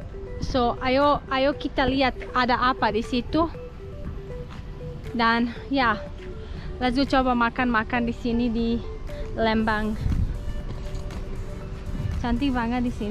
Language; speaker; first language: Indonesian; non-native, learner; English